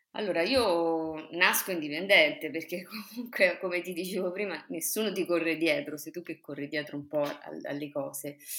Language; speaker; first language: Italian; native; Italian